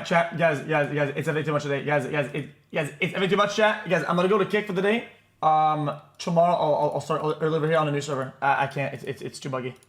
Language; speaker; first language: English; non-native, local second language; French